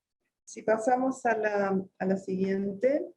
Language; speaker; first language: Spanish; native; Spanish